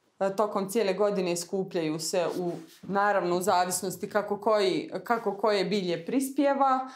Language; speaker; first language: Serbian; native; Serbian